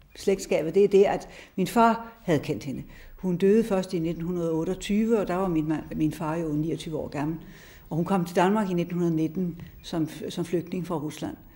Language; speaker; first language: Danish; native; Danish